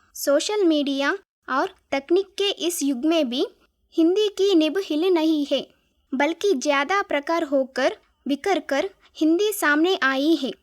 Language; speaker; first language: Hindi; non-native, local second language; Telugu